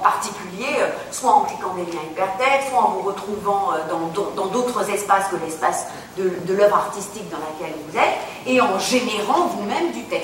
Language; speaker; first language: French; native; French